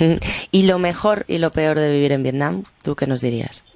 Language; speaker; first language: Spanish; native; Spanish